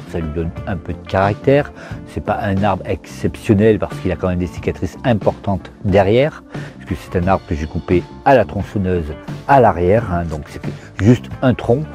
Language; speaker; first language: French; native; French